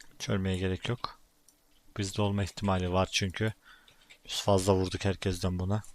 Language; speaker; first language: Turkish; native; Turkish